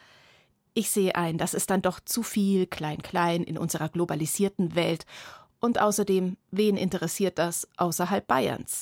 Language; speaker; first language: German; native; German